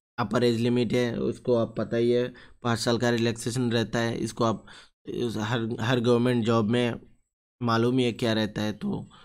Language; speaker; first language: Hindi; non-native, local second language; Bangla